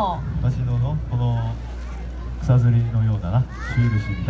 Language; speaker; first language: Japanese; native; Japanese